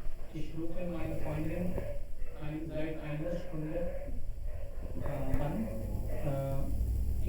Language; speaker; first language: German; non-native, learner; Hindi